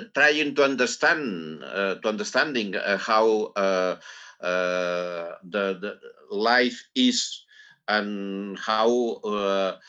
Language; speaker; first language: English; non-native, learner; Catalan